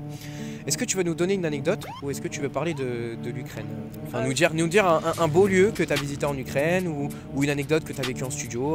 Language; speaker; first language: French; native; French